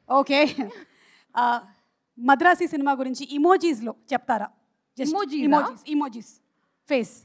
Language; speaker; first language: Telugu; native; Telugu